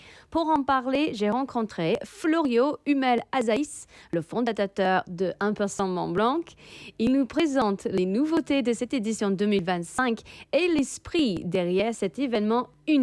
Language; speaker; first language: French; native; French